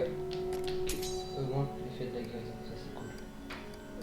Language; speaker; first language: French; native; French